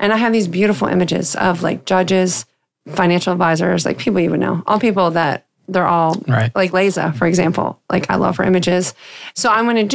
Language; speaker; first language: English; native; English